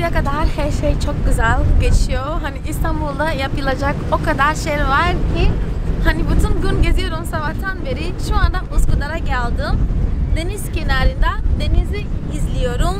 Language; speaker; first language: Turkish; non-native, fluent; Portuguese